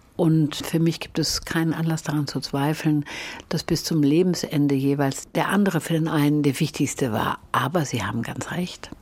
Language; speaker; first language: German; native; German